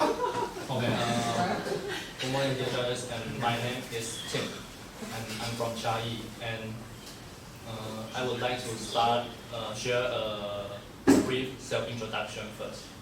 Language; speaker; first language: English; non-native, learner; Chinese